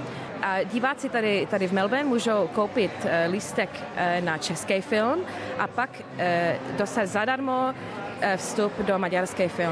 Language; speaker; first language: Czech; early bilingual, heritage; English